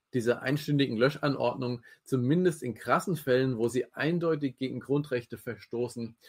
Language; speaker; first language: German; native; German